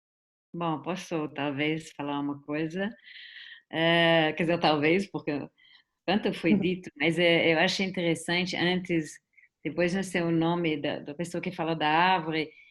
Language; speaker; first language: Portuguese; non-native, fluent; German